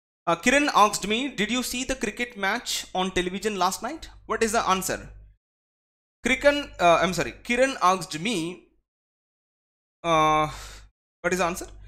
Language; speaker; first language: English; non-native, local second language; Telugu